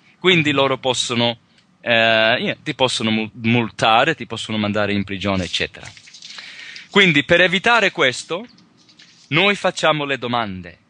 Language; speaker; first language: Italian; early bilingual, heritage; Italian